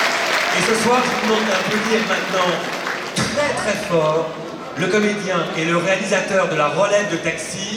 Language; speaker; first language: French; native; French